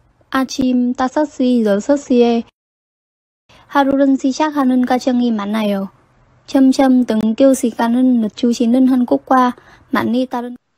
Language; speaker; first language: Korean; non-native, fluent; Vietnamese